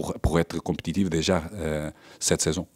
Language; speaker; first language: French; non-native, learner; Portuguese